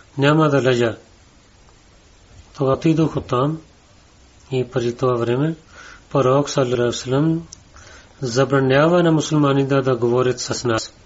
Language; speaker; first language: Bulgarian; non-native, learner; Urdu